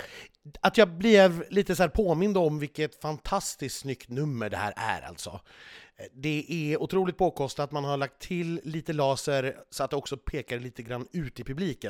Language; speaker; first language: Swedish; native; Swedish